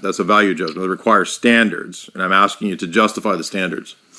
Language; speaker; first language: English; native; English